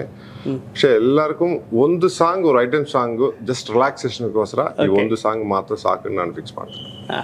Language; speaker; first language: Kannada; non-native, learner; Tamil